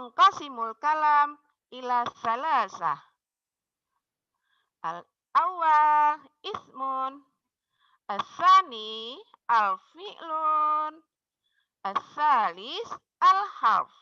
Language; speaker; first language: Arabic; non-native, fluent; Indonesian